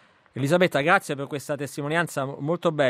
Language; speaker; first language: Italian; native; Italian